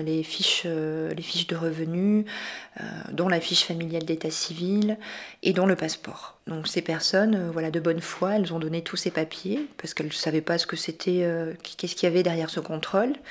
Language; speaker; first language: French; native; French